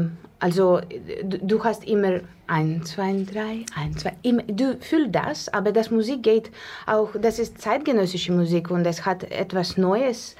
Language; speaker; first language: German; non-native, fluent; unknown